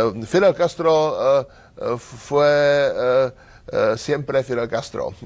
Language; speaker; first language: Spanish; non-native, learner; Czech